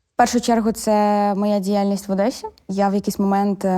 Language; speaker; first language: Ukrainian; native; Ukrainian